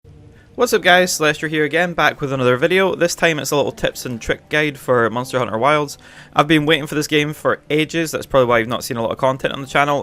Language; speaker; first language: English; native; English